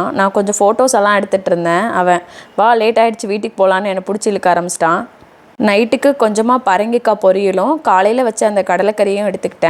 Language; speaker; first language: Tamil; native; Tamil